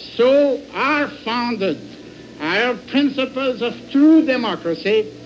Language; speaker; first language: English; non-native, local second language; French